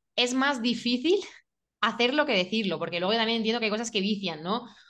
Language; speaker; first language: Spanish; native; Spanish